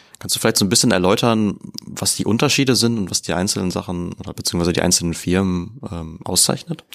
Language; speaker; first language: German; native; German